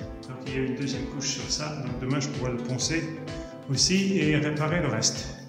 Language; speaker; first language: French; native; French